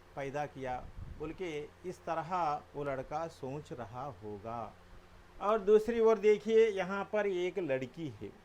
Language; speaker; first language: Hindi; non-native, local second language; Telugu